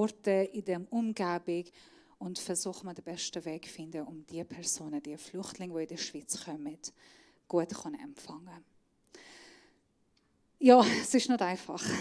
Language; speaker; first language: German; non-native, fluent; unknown